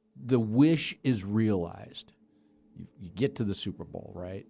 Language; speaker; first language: English; native; English